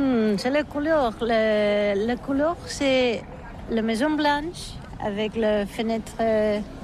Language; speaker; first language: French; non-native, learner; Catalan